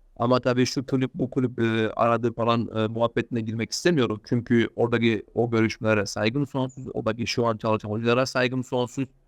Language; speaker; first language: Turkish; early bilingual, heritage; Turkish